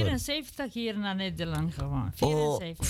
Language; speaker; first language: Dutch; non-native, learner; Serbian